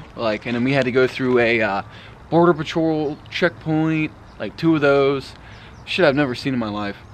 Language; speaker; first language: English; native; English